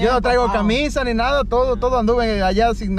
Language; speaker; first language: Spanish; native; Spanish